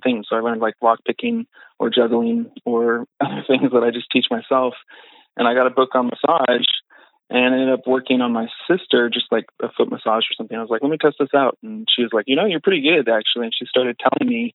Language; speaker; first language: English; native; English